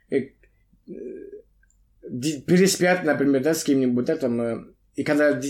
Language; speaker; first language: Russian; non-native, local second language; Kazakh